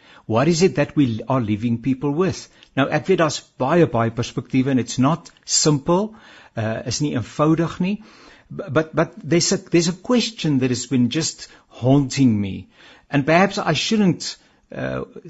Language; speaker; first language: English; non-native, local second language; Afrikaans